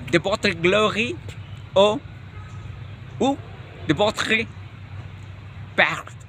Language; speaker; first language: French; non-native, learner; Spanish